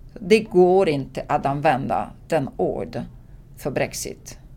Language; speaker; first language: Swedish; non-native, fluent; Italian